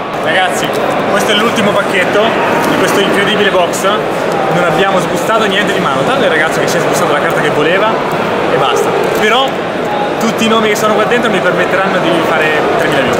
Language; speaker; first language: Italian; native; Italian